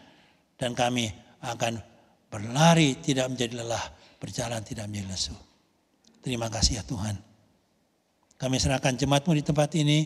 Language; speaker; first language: Indonesian; native; Indonesian